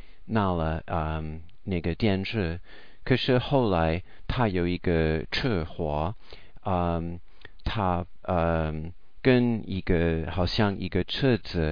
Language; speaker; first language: Chinese; non-native, learner; English